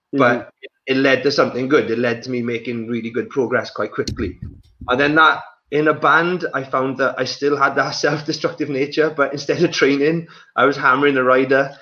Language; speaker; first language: English; native; English